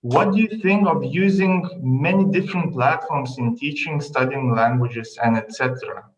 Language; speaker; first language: English; non-native, fluent; Lithuanian